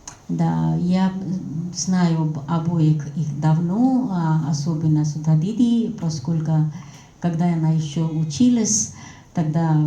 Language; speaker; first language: Russian; non-native, fluent; Hindi